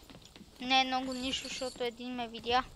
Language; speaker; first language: Bulgarian; native; Bulgarian